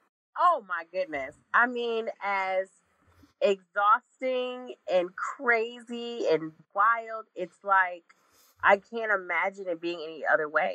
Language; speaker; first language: English; native; English